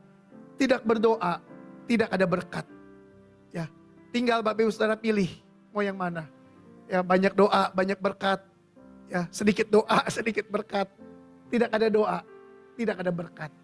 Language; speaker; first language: Indonesian; native; Indonesian